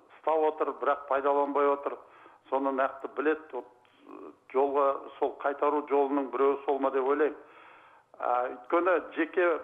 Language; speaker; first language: Kazakh; native; Kazakh